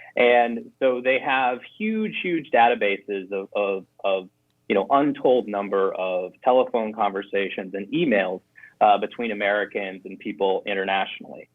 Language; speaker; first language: English; native; English